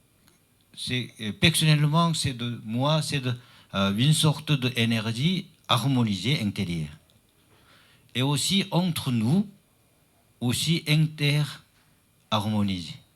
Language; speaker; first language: French; non-native, learner; Chinese